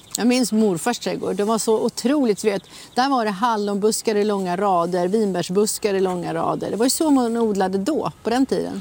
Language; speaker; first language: Swedish; native; Swedish